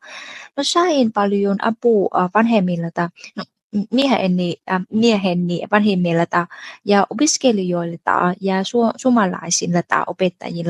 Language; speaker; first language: Finnish; non-native, fluent; Vietnamese